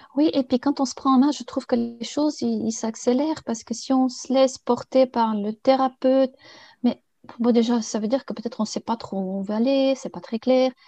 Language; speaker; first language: French; non-native, fluent; Bulgarian